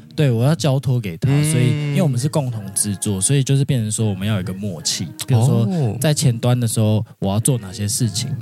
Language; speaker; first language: Chinese; native; Chinese